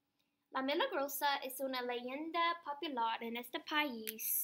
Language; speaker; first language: Spanish; non-native, learner; English